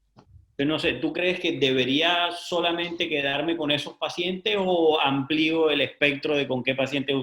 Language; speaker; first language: Spanish; native; Spanish